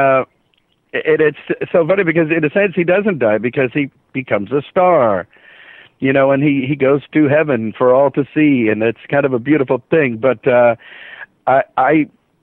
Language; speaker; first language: English; native; English